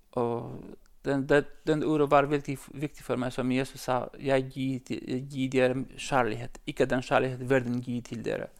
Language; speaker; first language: Norwegian; non-native, learner; Central Kurdish